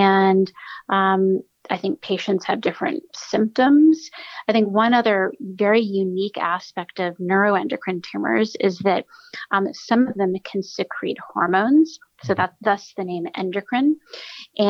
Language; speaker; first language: English; native; English